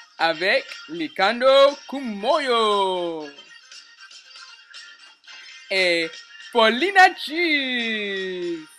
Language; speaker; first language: French; non-native, learner; English